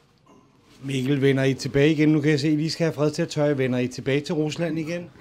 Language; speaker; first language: Danish; native; Danish